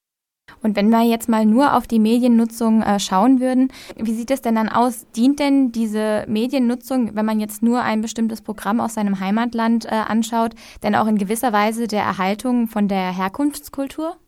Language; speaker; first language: German; native; German